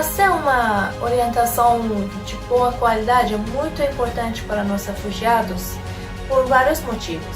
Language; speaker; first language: Portuguese; non-native, fluent; Persian